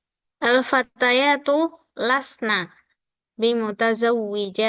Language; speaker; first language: Arabic; non-native, fluent; Indonesian